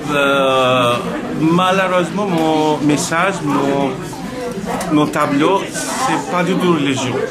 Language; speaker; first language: French; non-native, learner; Bangla